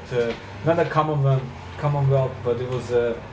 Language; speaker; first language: English; non-native, fluent; Serbian